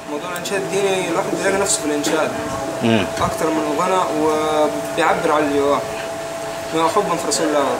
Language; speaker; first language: Egyptian Arabic; native; Egyptian Arabic